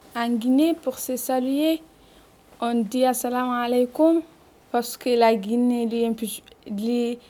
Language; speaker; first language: French; non-native, local second language; Fula